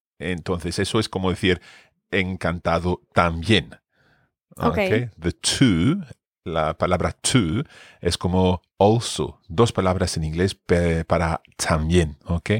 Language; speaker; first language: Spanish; non-native, fluent; English